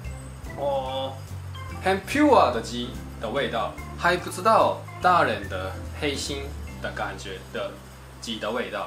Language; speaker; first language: Chinese; non-native, fluent; Japanese